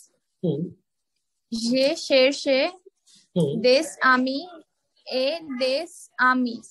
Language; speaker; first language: French; non-native, learner; Hindi